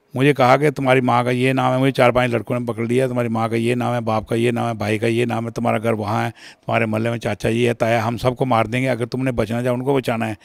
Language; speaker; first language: Hindi; non-native, local second language; Kashmiri